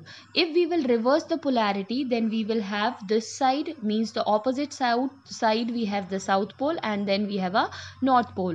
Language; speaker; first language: English; non-native, local second language; Hindi